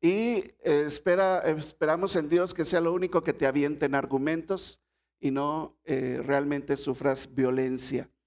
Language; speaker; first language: Spanish; native; Spanish